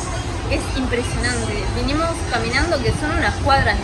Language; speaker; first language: Spanish; native; Spanish